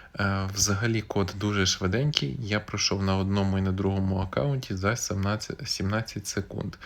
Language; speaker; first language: Ukrainian; native; Ukrainian